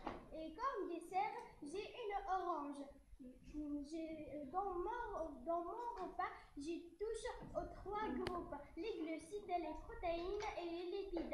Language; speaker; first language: French; non-native, learner; Arabic